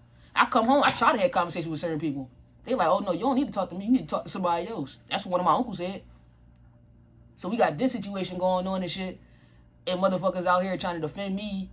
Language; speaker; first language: English; native; English